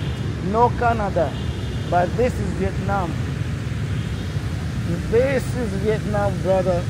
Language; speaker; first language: English; non-native, fluent; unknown